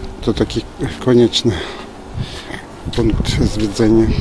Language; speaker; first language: Polish; non-native, fluent; Turkish